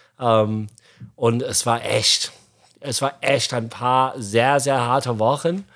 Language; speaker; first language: German; non-native, fluent; Arabic